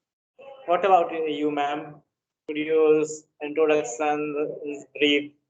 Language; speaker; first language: English; non-native, learner; Hindi